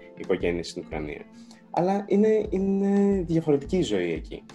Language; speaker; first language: Greek; early bilingual, other home language; Ukrainian